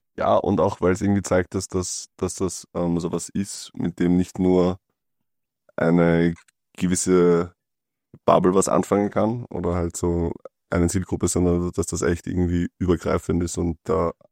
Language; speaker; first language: German; native; German